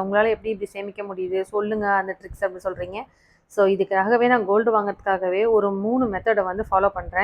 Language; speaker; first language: Tamil; native; Tamil